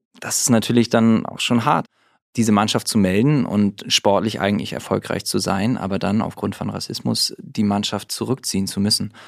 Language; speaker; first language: German; native; German